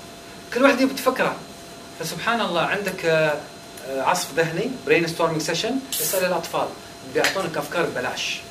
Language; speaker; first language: Arabic; native; Arabic